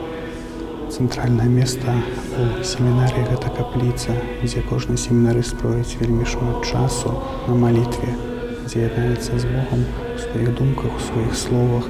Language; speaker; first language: Belarusian; native; Belarusian